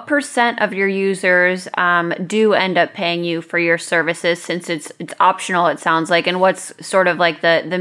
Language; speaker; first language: English; native; English